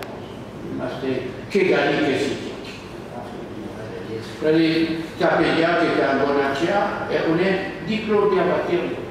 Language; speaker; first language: Greek; non-native, learner; French